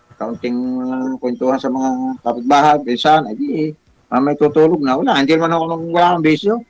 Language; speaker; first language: Filipino; native; Filipino